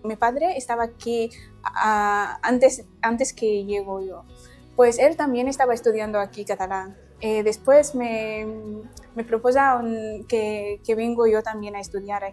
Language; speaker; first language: Spanish; non-native, learner; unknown